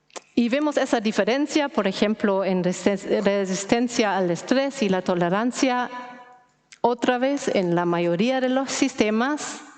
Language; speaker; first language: Spanish; non-native, fluent; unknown